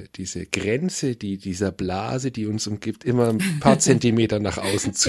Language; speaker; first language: German; native; German